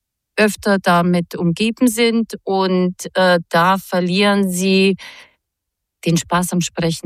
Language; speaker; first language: German; non-native, fluent; Croatian